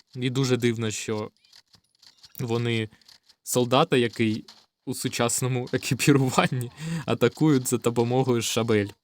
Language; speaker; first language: Ukrainian; non-native, local second language; Russian